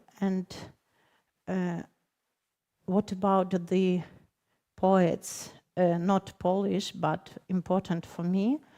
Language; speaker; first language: English; non-native, fluent; Ukrainian